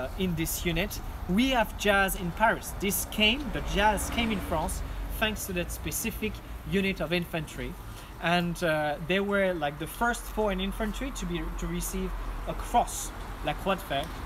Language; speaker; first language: English; non-native, fluent; French